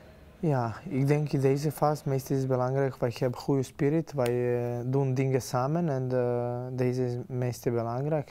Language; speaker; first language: Dutch; non-native, learner; Serbian